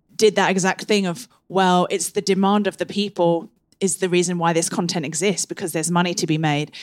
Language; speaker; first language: English; native; English